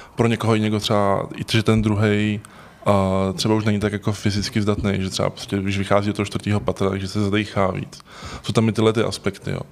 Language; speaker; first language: Czech; native; Czech